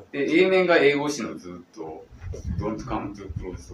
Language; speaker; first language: Japanese; native; Japanese